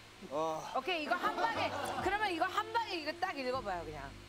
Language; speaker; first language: Korean; native; Korean